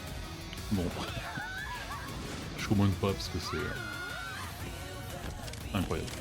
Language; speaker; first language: French; native; French